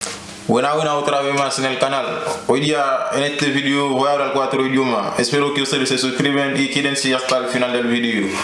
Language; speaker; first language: Spanish; non-native, fluent; Haitian Creole